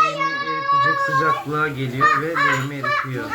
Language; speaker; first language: Turkish; native; Turkish